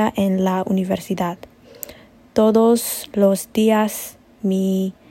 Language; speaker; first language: Spanish; non-native, learner; Amharic